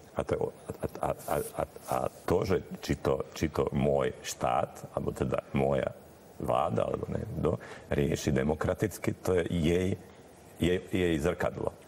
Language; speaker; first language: Slovak; non-native, local second language; Hungarian